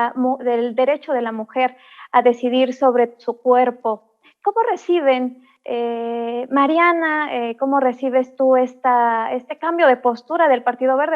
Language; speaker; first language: Spanish; native; Spanish